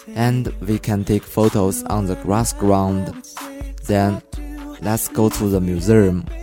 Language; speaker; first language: English; non-native, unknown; Chinese